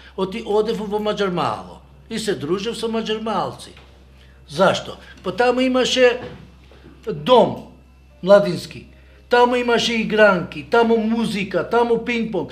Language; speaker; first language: Macedonian; non-native, local second language; Albanian